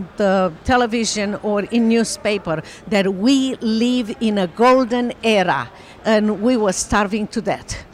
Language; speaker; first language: English; non-native, fluent; Romanian